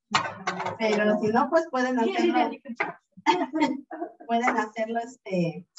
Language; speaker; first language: English; early bilingual, heritage; Spanish